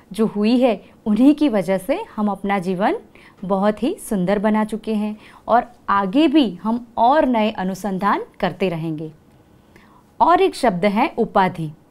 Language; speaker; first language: Hindi; non-native, local second language; Gujarati